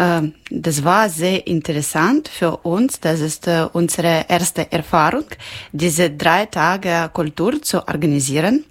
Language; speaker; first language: German; non-native, learner; Ukrainian